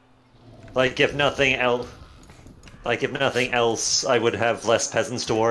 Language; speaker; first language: English; native; English